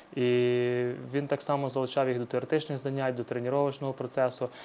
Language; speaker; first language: Ukrainian; native; Ukrainian